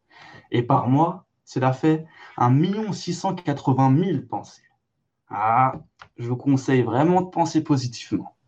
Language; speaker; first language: French; native; French